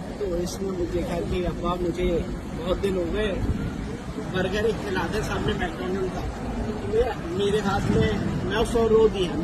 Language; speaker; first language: Urdu; native; Urdu